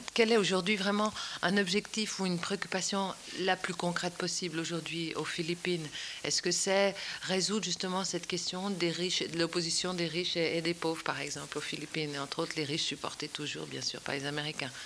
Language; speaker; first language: French; native; French